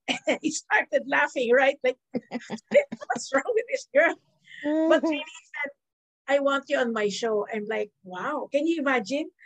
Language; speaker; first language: English; non-native, local second language; Filipino